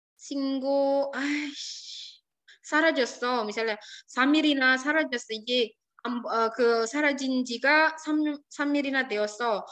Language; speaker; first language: Korean; non-native, fluent; Indonesian